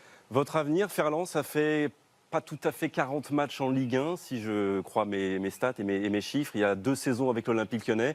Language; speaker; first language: French; native; French